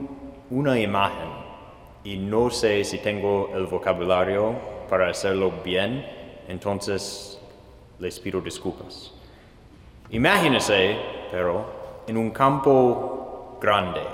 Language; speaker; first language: Spanish; non-native, fluent; English